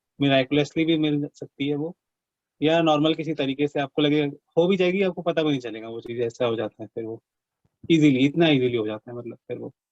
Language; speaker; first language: Hindi; native; Hindi